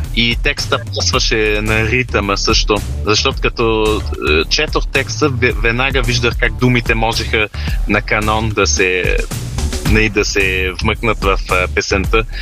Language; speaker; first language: Bulgarian; early bilingual, heritage; Bulgarian